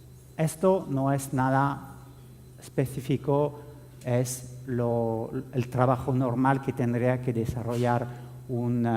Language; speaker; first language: Spanish; non-native, fluent; French